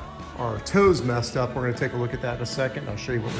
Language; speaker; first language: English; native; English